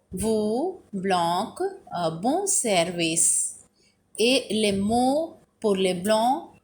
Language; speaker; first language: French; non-native, fluent; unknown